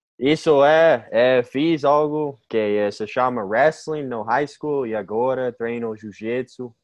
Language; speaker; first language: Portuguese; non-native, learner; English